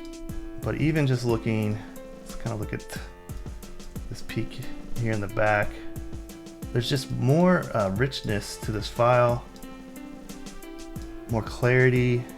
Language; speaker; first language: English; native; English